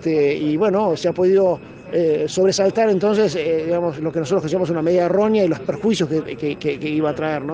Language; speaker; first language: Spanish; native; Spanish